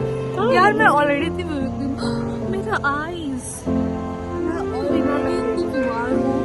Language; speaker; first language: Hindi; non-native, local second language; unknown